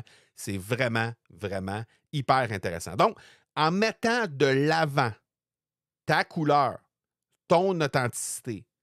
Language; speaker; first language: French; native; French